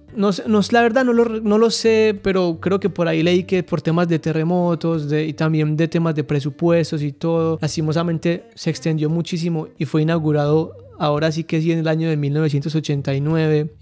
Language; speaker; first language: Spanish; native; Spanish